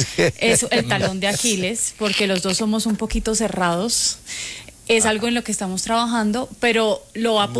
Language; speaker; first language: Spanish; native; Spanish